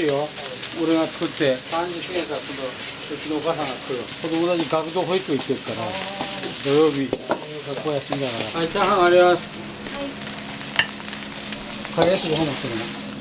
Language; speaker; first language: Japanese; native; Japanese